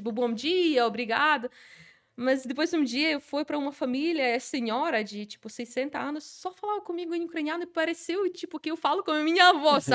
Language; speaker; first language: Portuguese; non-native, fluent; Ukrainian